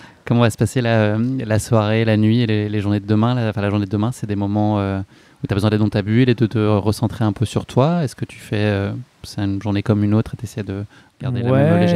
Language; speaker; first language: French; native; French